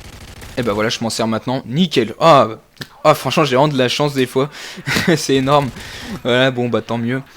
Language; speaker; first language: French; native; French